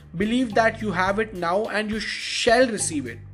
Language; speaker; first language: English; non-native, local second language; Hindi